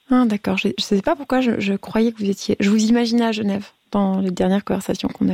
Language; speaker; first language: French; native; French